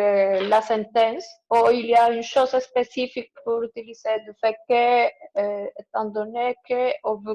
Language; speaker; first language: French; non-native, learner; Spanish